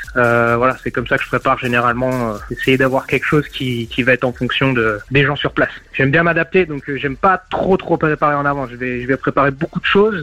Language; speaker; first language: French; native; French